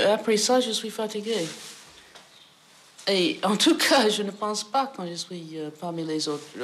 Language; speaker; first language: French; non-native, fluent; English